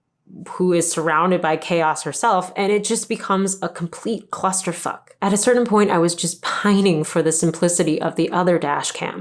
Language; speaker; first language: English; native; English